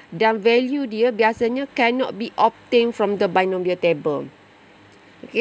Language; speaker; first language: English; non-native, local second language; Malay